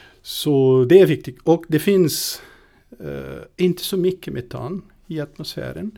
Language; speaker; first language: Swedish; non-native, fluent; Portuguese